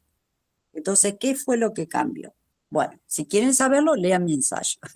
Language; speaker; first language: Spanish; native; Spanish